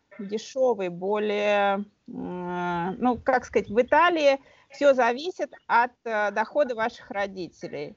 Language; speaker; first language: Russian; native; Russian